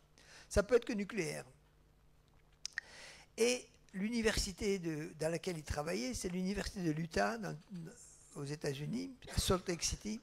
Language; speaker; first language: French; native; French